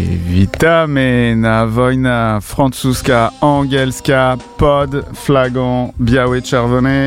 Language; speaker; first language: Polish; non-native, learner; French